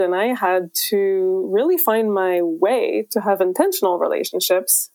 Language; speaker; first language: English; native; English